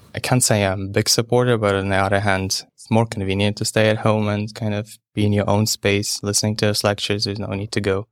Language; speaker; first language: English; non-native, fluent; Ukrainian